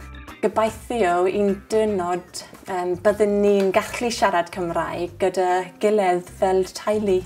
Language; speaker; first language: Welsh; non-native, learner; English